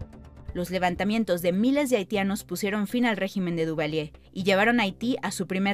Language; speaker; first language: Spanish; native; Spanish